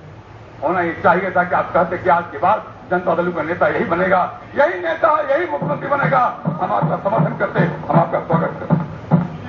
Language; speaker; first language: Hindi; native; Hindi